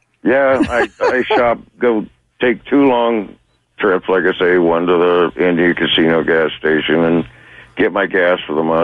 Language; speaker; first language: English; native; English